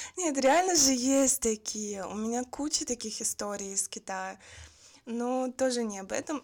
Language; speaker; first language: Russian; native; Russian